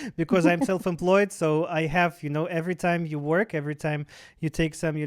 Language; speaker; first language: English; non-native, fluent; Russian